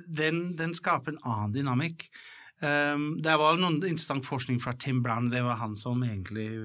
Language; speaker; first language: Norwegian; non-native, fluent; English